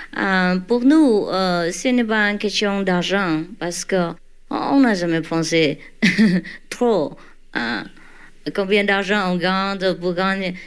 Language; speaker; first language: French; non-native, learner; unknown